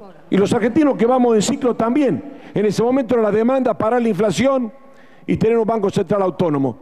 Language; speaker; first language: Spanish; native; Spanish